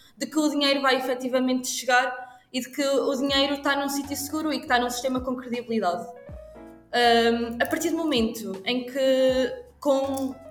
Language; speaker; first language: Portuguese; native; Portuguese